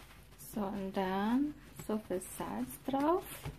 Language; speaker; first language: German; non-native, learner; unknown